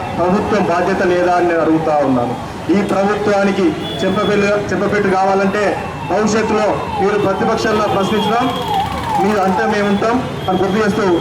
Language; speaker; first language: Telugu; native; Telugu